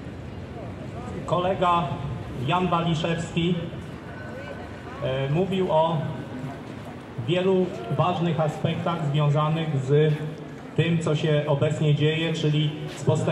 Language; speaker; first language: Polish; native; Polish